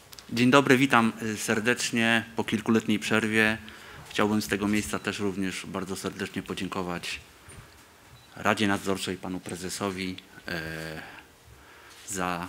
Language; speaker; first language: Polish; native; Polish